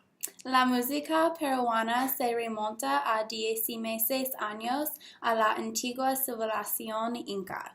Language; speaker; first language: Spanish; non-native, learner; English